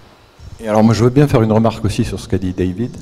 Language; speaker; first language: French; native; French